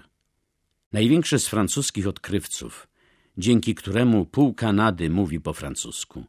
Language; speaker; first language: Polish; native; Polish